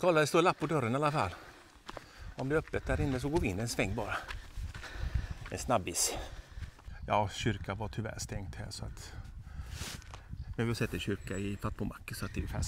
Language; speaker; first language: Swedish; native; Swedish